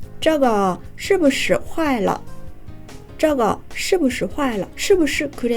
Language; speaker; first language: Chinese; non-native, fluent; Korean